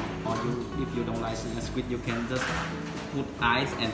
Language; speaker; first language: English; non-native, learner; Vietnamese